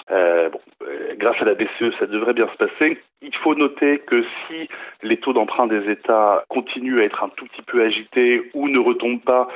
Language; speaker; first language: French; native; French